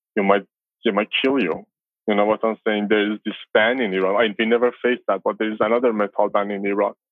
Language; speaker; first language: English; non-native, fluent; Persian